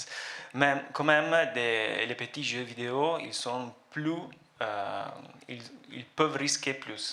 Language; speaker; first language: French; non-native, fluent; Italian